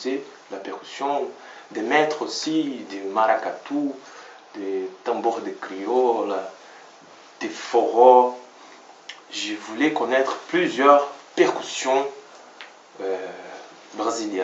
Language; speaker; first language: French; non-native, fluent; Portuguese